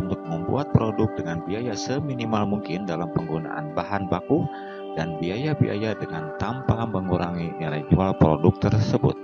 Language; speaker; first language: Indonesian; native; Indonesian